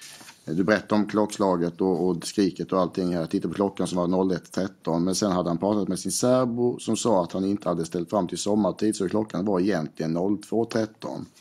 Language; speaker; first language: Swedish; native; Swedish